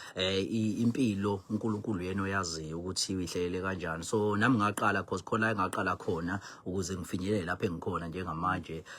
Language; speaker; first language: Zulu; native; Zulu